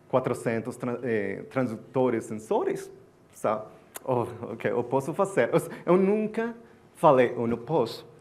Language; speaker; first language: Portuguese; non-native, learner; Spanish